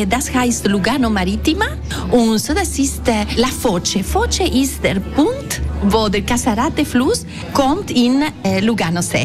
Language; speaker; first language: German; non-native, local second language; Italian